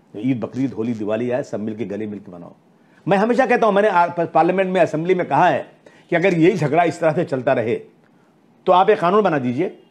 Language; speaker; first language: Hindi; native; Hindi